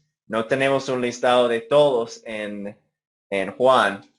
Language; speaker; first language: Spanish; non-native, fluent; English